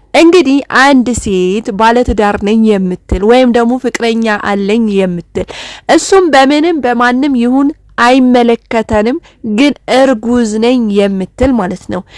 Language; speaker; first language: Amharic; non-native, local second language; Oromo